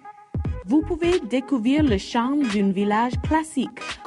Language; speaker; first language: French; non-native, learner; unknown